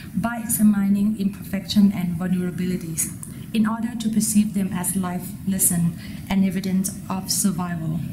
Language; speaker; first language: English; non-native, fluent; Thai